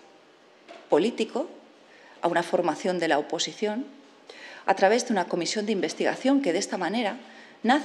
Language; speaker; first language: Spanish; native; Spanish